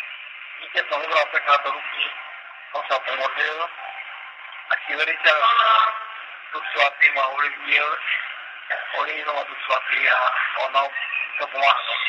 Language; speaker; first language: Czech; non-native, local second language; Romany